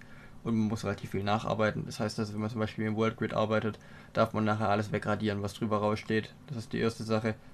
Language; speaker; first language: German; native; German